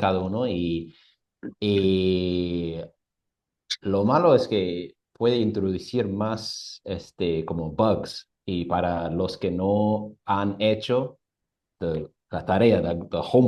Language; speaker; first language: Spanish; non-native, fluent; English